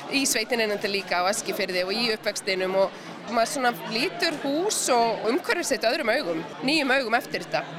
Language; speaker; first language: Icelandic; native; Icelandic